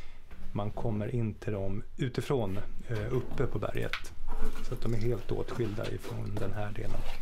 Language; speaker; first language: Swedish; native; Swedish